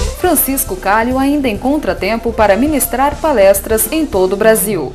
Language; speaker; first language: Portuguese; native; Portuguese